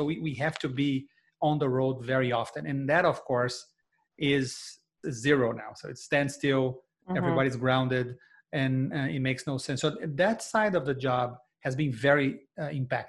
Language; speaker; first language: English; non-native, fluent; Portuguese